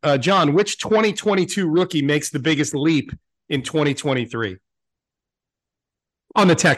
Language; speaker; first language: English; native; English